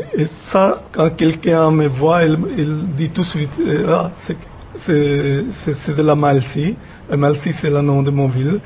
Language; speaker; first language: French; non-native, fluent; Punjabi